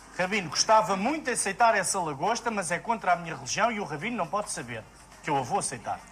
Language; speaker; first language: Portuguese; native; Portuguese